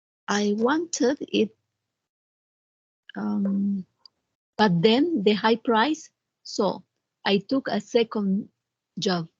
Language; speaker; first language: English; non-native, learner; Spanish